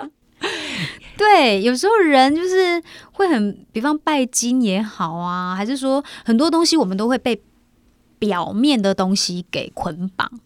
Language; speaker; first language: Chinese; native; Chinese